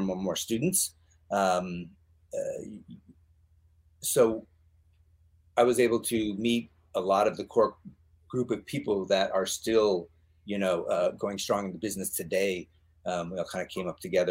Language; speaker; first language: English; native; English